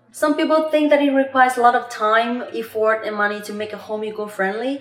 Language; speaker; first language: English; non-native, fluent; Vietnamese